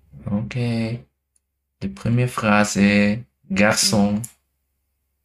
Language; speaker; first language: French; non-native, learner; German